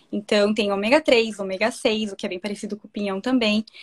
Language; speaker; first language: Portuguese; native; Portuguese